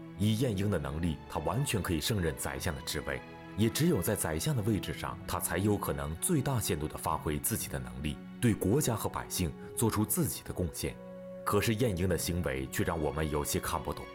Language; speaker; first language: Chinese; native; Chinese